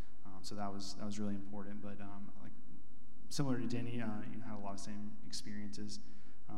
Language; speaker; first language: English; native; English